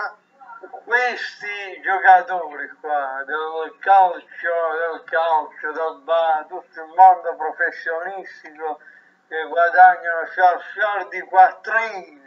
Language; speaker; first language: Italian; native; Italian